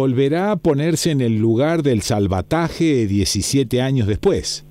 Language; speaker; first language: Spanish; native; Spanish